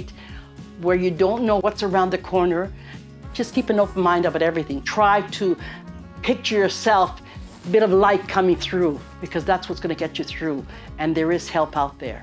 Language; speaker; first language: English; native; English